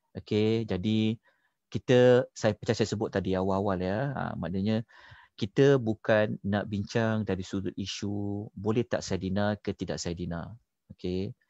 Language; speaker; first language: Malay; native; Malay